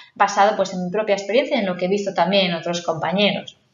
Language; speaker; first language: Spanish; native; Spanish